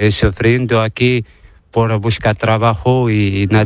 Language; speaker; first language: Spanish; non-native, learner; Arabic